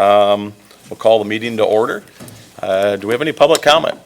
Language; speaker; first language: English; native; English